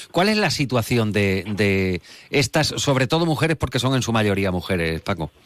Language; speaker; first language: Spanish; native; Spanish